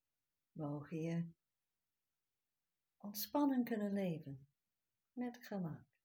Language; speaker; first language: Dutch; non-native, fluent; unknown